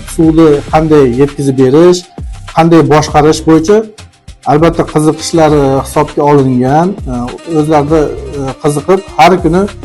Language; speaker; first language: Uzbek; native; Uzbek